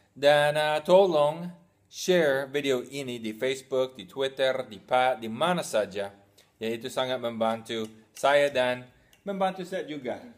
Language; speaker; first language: Indonesian; non-native, fluent; English